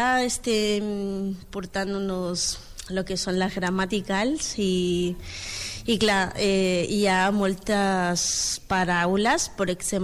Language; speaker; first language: Catalan; non-native, learner; Spanish